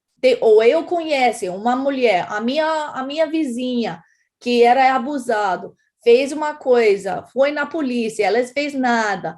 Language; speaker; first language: Portuguese; non-native, fluent; English